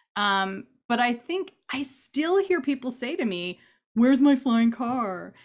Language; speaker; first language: English; native; English